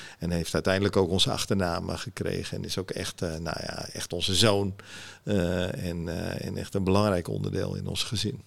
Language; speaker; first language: Dutch; early bilingual, other home language; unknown